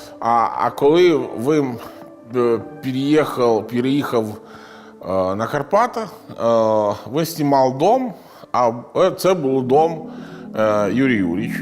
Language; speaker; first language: Ukrainian; non-native, learner; Italian